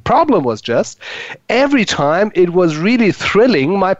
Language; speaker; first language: English; non-native, fluent; German